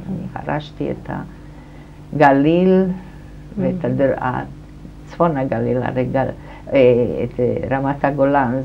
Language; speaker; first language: Hebrew; non-native, fluent; German